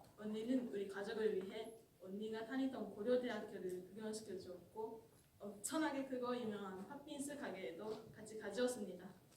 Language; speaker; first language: Korean; non-native, fluent; Japanese